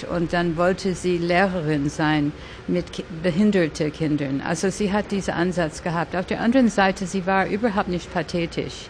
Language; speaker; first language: German; early bilingual, other home language; French